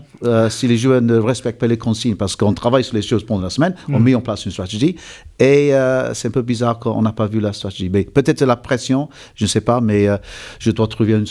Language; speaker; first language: French; non-native, fluent; English